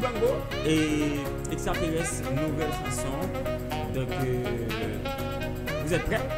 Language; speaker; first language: French; non-native, local second language; Haitian Creole